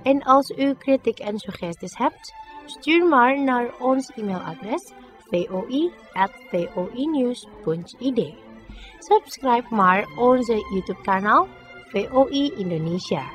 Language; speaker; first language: Dutch; non-native, fluent; Indonesian